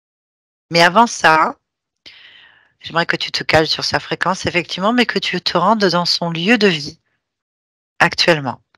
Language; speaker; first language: French; native; French